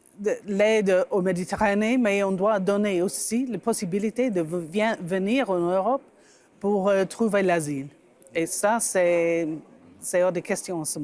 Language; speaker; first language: French; non-native, fluent; English